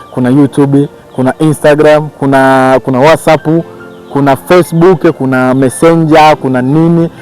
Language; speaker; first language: Swahili; native; Swahili